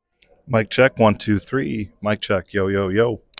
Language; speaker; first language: English; native; English